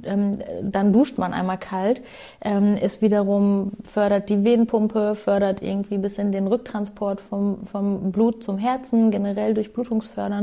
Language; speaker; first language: German; native; German